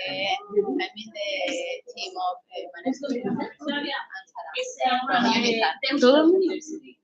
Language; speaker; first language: English; non-native, learner; Spanish